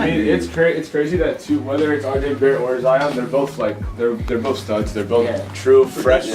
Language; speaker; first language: English; native; English